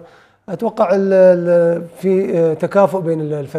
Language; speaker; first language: Arabic; native; Arabic